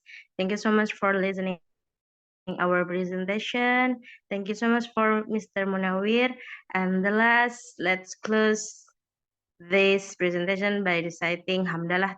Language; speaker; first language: English; non-native, learner; Indonesian